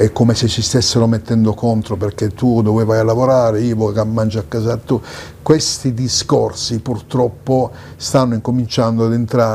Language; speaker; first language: Italian; native; Italian